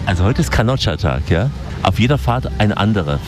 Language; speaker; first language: German; native; German